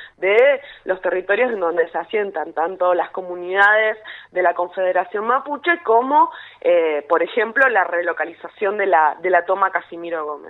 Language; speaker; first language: Spanish; native; Spanish